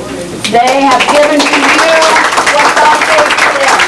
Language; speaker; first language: English; native; English